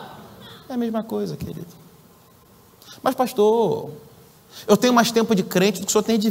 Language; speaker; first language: Portuguese; native; Portuguese